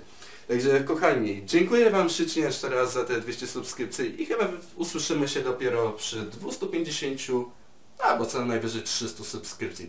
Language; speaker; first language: Polish; native; Polish